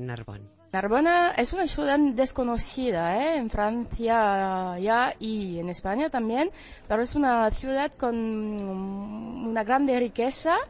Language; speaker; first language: Spanish; non-native, fluent; French